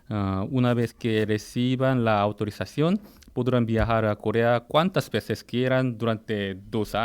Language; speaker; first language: Spanish; non-native, fluent; Korean